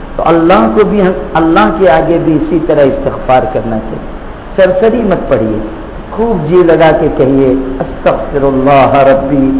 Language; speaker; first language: Urdu; native; Urdu